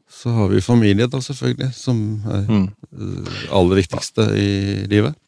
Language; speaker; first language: Norwegian; native; Norwegian